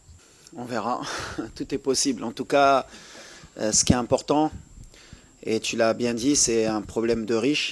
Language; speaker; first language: French; native; French